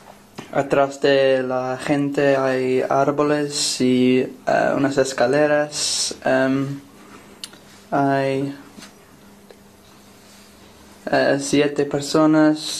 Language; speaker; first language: Spanish; non-native, learner; English